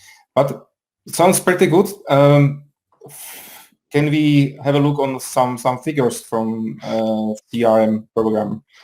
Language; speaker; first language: English; non-native, fluent; Czech